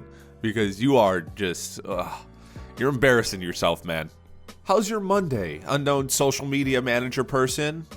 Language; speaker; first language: English; native; English